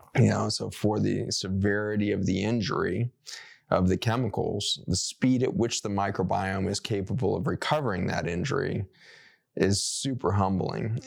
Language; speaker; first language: English; native; English